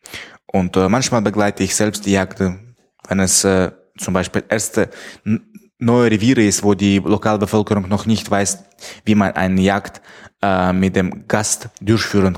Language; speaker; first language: German; non-native, fluent; Tajik